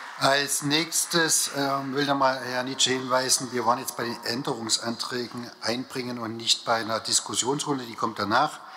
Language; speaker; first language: German; native; German